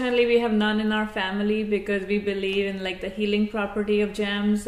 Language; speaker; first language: English; non-native, local second language; Hindi